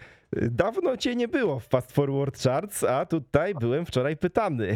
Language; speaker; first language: Polish; native; Polish